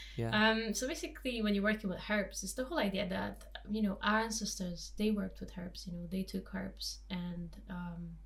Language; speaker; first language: English; non-native, fluent; Romanian